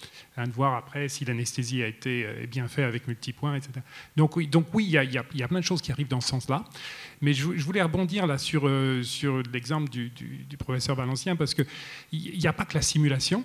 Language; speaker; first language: French; native; French